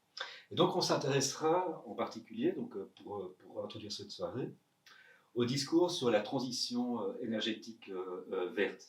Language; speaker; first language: French; native; French